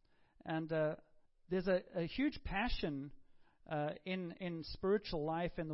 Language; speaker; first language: English; native; English